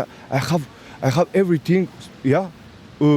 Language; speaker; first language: English; non-native, learner; Romanian